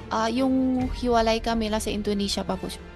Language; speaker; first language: Filipino; early bilingual, other home language; Chinese